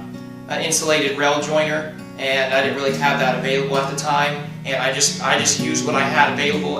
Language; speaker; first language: English; native; English